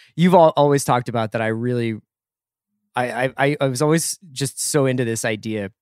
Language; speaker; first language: English; native; English